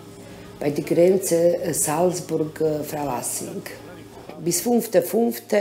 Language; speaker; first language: German; non-native, learner; Bosnian